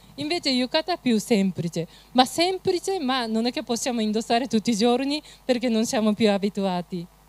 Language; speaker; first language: Italian; non-native, fluent; Japanese